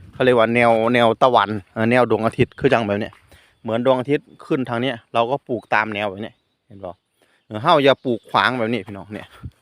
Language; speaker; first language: Thai; non-native, local second language; Northeastern Thai